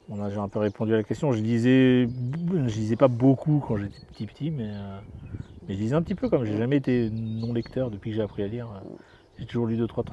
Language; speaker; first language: French; native; French